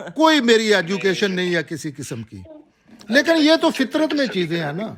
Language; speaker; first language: Urdu; non-native, local second language; Punjabi